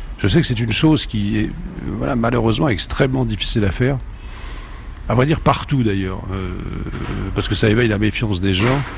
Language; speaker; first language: French; native; French